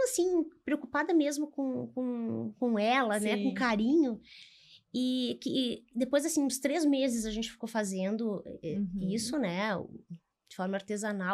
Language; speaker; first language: Portuguese; native; Portuguese